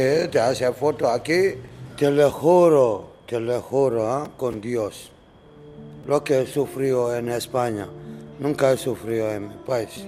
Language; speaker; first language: Spanish; non-native, learner; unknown